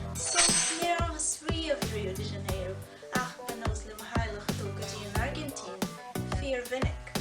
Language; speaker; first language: Irish; non-native, fluent; Portuguese